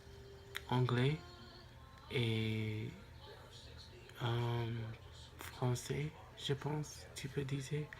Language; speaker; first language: French; non-native, local second language; English